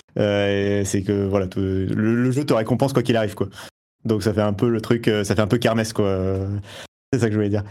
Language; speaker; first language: French; native; French